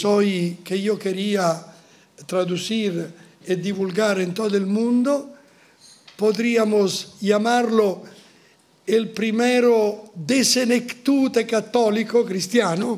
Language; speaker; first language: Spanish; non-native, fluent; Italian